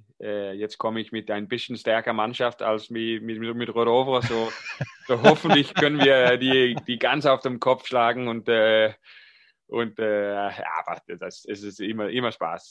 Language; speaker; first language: German; non-native, fluent; Danish